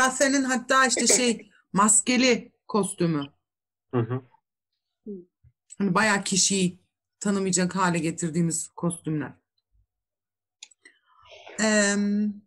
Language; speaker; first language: Turkish; native; Turkish